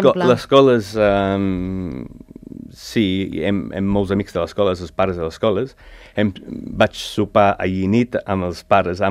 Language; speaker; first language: Catalan; non-native, learner; English